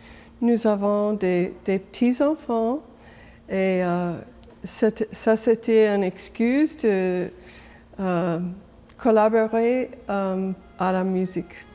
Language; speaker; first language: French; non-native, local second language; English